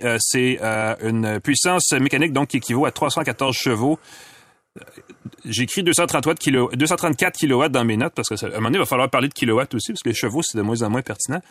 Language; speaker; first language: French; native; French